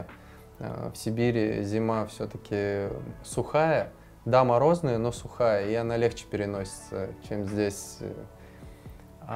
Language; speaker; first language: Russian; native; Russian